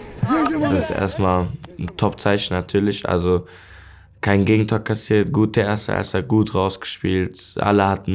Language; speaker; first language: German; native; German